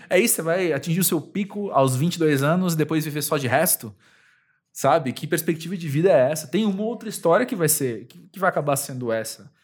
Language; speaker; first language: Portuguese; native; Portuguese